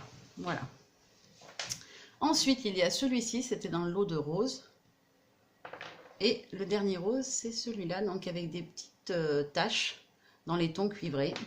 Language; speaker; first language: French; native; French